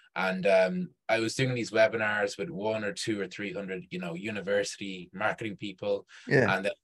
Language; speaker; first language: English; native; English